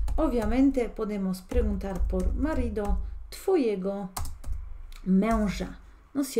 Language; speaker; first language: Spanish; non-native, fluent; Polish